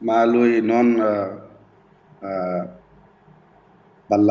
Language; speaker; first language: Italian; non-native, learner; Bangla